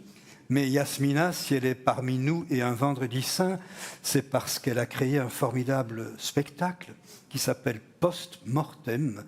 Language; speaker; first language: French; native; French